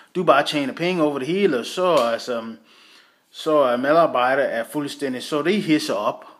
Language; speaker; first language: Danish; non-native, fluent; English